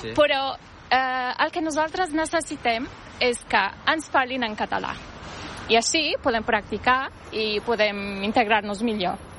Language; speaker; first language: Catalan; non-native, fluent; Turkish